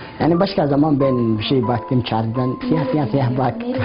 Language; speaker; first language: Turkish; non-native, learner; Somali